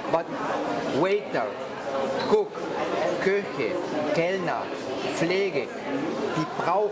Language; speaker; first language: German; non-native, fluent; Spanish